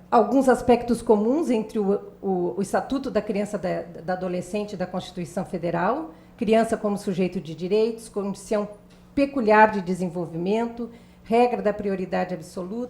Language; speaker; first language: Portuguese; native; Portuguese